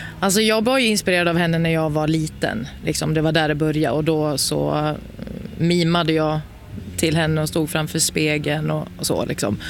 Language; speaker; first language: Swedish; native; Swedish